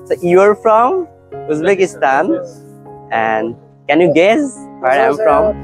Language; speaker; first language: English; non-native, fluent; Bangla